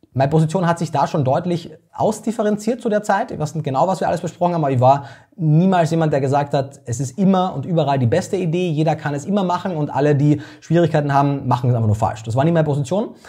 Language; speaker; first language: German; native; German